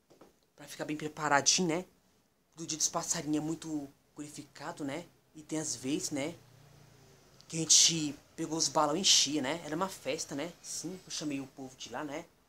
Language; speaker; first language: Portuguese; native; Portuguese